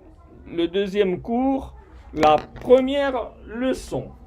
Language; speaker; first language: French; non-native, fluent; Spanish